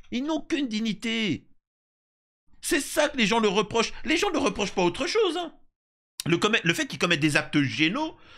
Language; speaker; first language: French; native; French